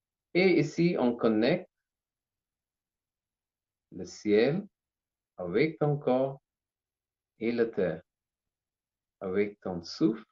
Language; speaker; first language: French; non-native, learner; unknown